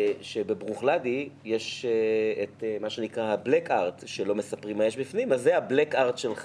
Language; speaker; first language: Hebrew; native; Hebrew